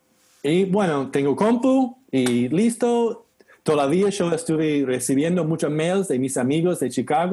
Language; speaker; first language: Spanish; non-native, learner; English